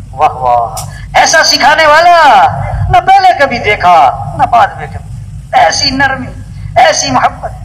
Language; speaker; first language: Urdu; non-native, local second language; Pashto